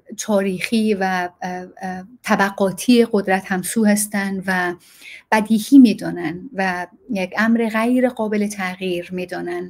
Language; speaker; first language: Persian; native; Persian